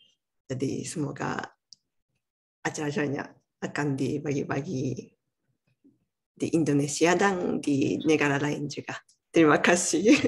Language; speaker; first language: Indonesian; non-native, learner; Japanese